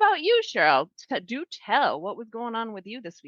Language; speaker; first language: English; native; English